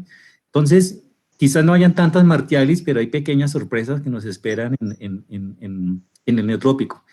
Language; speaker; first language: Spanish; native; Spanish